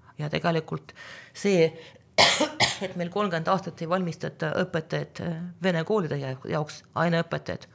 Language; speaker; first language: Estonian; non-native, local second language; Russian